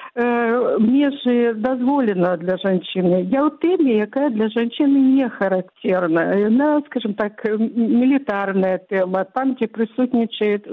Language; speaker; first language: Belarusian; non-native, local second language; Russian